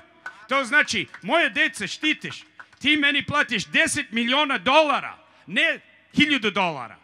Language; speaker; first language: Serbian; early bilingual, heritage; Serbian